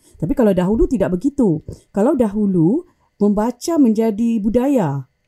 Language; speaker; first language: Malay; native; Malay